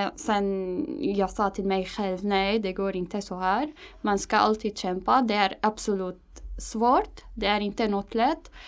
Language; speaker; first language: Swedish; non-native, fluent; Arabic